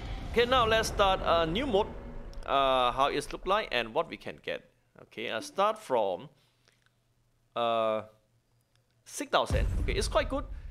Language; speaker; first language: English; non-native, learner; Thai